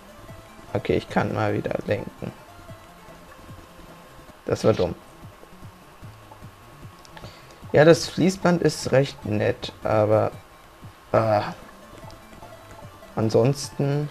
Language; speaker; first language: German; native; German